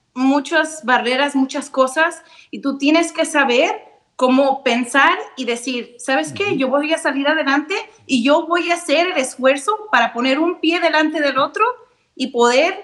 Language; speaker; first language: Spanish; native; Spanish